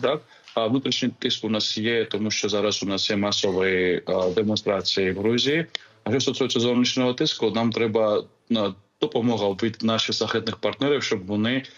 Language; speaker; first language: Ukrainian; non-native, fluent; Georgian